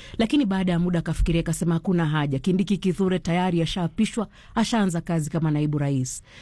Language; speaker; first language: Swahili; native; Swahili